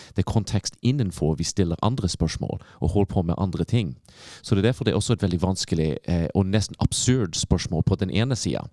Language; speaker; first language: Norwegian; non-native, fluent; English